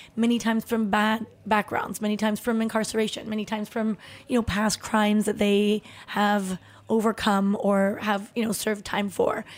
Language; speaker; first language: English; early bilingual, other home language; Spanish